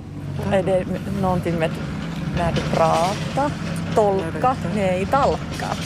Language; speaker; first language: Swedish; non-native, learner; Finnish